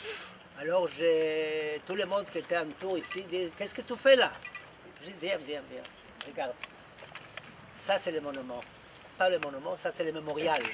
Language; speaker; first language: French; non-native, fluent; Hebrew